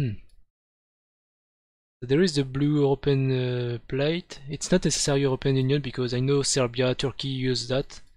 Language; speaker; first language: English; non-native, fluent; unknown